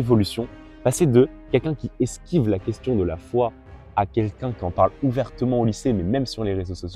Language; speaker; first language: French; native; French